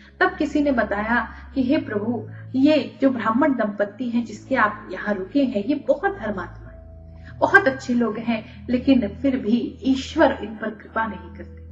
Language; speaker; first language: Hindi; native; Hindi